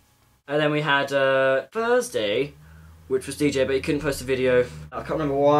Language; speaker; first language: English; native; English